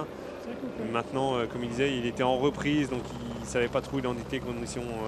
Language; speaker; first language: French; native; French